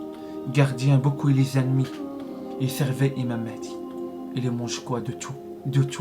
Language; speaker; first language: French; non-native, learner; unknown